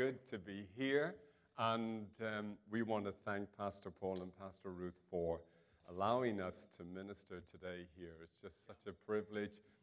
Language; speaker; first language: English; native; English